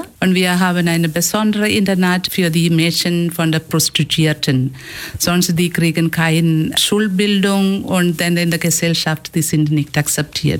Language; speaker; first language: German; non-native, fluent; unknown